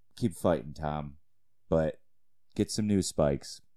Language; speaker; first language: English; native; English